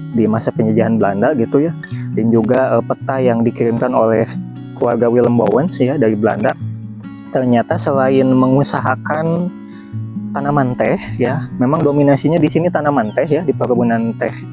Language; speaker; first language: Indonesian; non-native, local second language; Sundanese